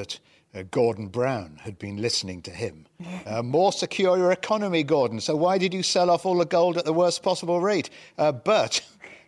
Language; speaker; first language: English; native; English